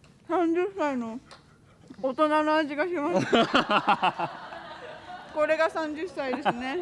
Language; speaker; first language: Japanese; native; Japanese